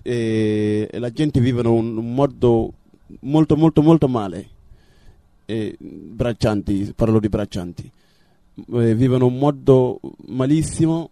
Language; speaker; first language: Italian; non-native, fluent; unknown